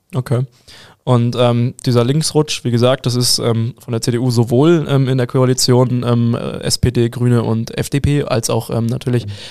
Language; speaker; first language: German; native; German